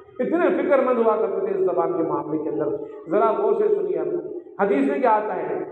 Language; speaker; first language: Urdu; non-native, local second language; Sindhi